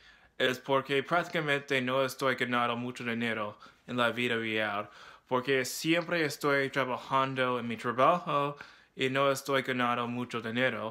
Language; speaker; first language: Spanish; non-native, learner; English